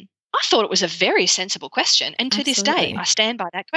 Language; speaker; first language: English; native; English